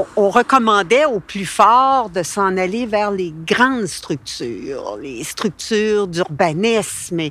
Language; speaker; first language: French; native; French